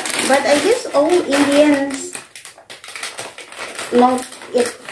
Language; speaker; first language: English; non-native, learner; Indonesian